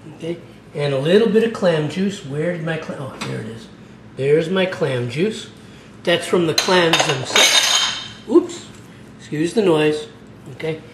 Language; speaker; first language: English; native; English